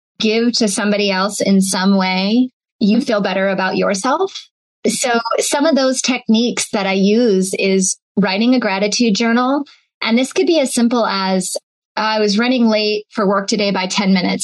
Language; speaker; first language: English; native; English